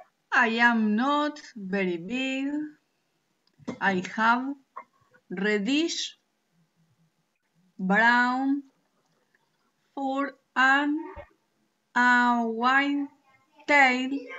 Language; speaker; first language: English; non-native, learner; Spanish